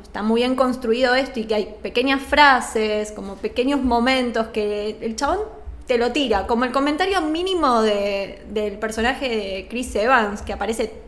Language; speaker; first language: Spanish; native; Spanish